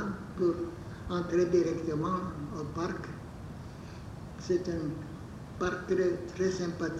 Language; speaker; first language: French; non-native, fluent; Bulgarian